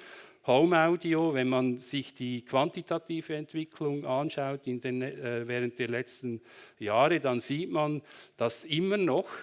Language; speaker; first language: German; native; German